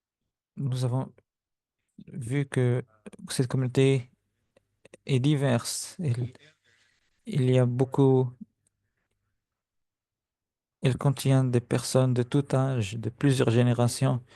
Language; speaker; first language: French; non-native, fluent; Spanish